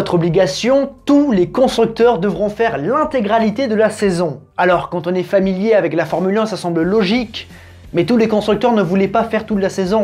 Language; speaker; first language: French; native; French